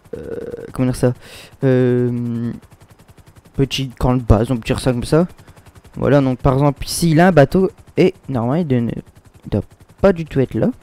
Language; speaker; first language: French; native; French